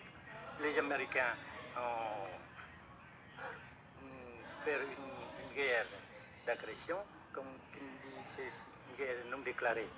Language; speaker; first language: French; non-native, local second language; Vietnamese